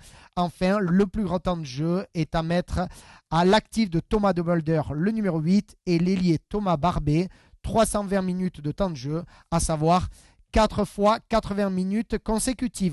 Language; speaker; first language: French; native; French